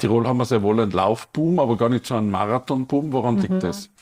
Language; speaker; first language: German; native; German